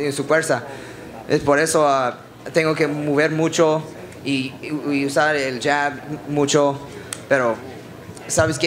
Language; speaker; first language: Spanish; non-native, learner; English